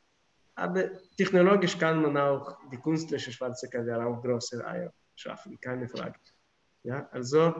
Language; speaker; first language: German; non-native, fluent; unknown